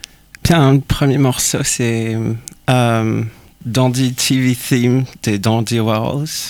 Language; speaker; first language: French; native; French